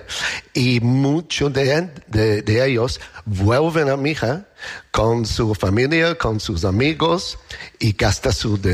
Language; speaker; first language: Spanish; non-native, learner; English